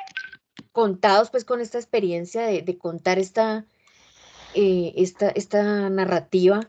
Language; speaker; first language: Spanish; native; Spanish